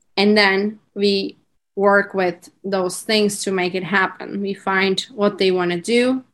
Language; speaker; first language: English; non-native, fluent; Turkish